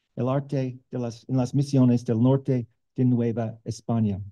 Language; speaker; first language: Spanish; non-native, learner; English